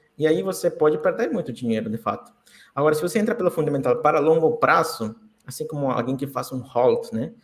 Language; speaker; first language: Portuguese; non-native, fluent; Spanish